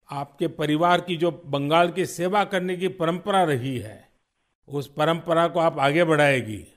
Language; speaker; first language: Hindi; non-native, local second language; Gujarati